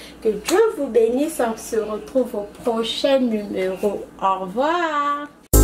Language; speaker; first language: French; non-native, local second language; Lingala